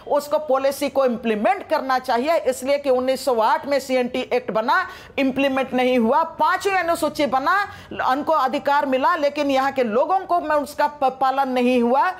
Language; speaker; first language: Hindi; non-native, local second language; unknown